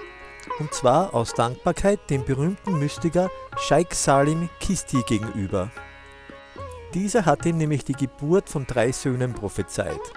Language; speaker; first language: German; native; German